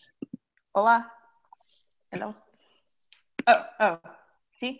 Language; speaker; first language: Spanish; non-native, learner; English